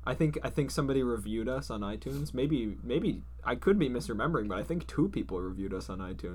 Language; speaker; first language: English; native; English